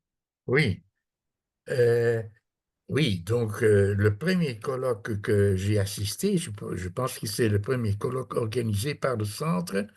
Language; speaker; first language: French; non-native, fluent; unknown